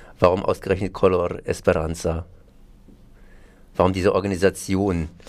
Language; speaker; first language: German; native; German